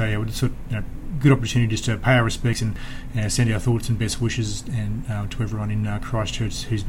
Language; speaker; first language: English; native; English